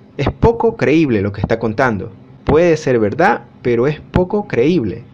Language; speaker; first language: Spanish; native; Spanish